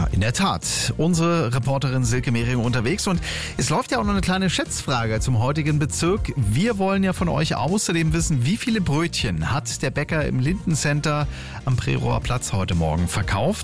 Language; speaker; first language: German; native; German